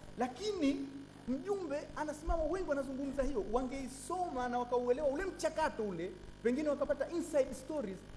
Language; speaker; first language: Swahili; native; Swahili